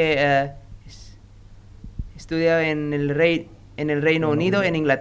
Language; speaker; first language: Spanish; non-native, learner; Indonesian